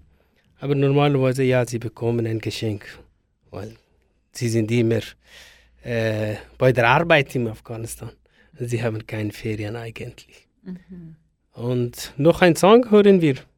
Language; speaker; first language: German; non-native, learner; Persian